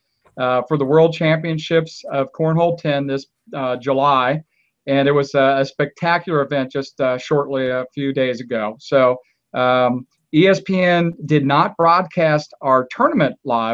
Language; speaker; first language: English; native; English